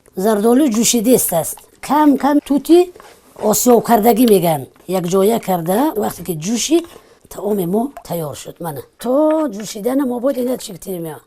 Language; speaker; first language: Tajik; non-native, local second language; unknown